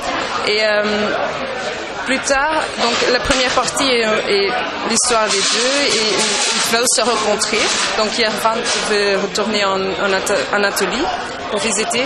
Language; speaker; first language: French; non-native, local second language; Dutch